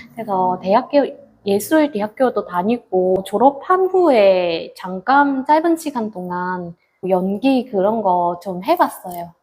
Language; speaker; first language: Korean; non-native, fluent; Vietnamese